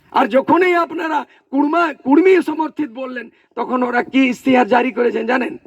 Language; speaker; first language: Bangla; non-native, local second language; Santali